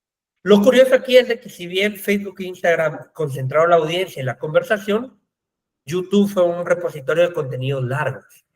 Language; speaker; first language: Spanish; native; Spanish